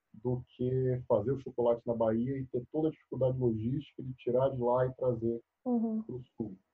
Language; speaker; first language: Portuguese; native; Portuguese